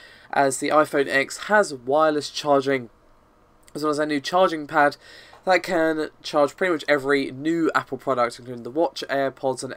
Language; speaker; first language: English; native; English